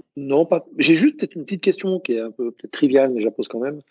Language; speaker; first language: French; native; French